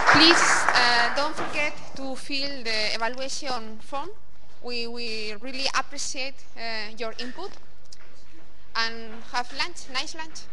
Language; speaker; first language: English; non-native, fluent; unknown